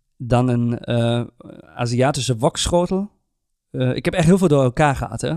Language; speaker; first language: Dutch; non-native, fluent; German